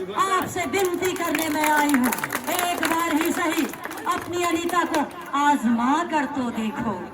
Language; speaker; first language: Hindi; native; Hindi